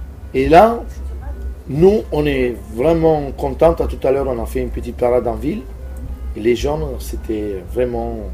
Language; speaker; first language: French; non-native, fluent; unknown